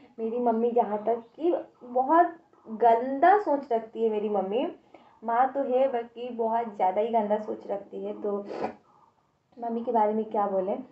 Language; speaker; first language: Hindi; native; Hindi